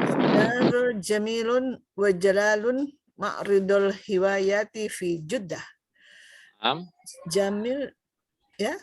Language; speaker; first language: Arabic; non-native, learner; Indonesian